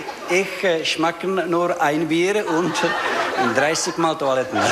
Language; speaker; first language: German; non-native, learner; Czech